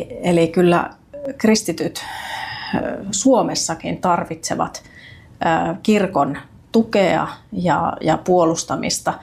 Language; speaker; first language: Finnish; native; Finnish